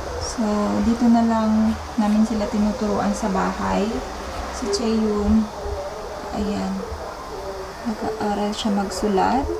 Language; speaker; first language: Filipino; native; Filipino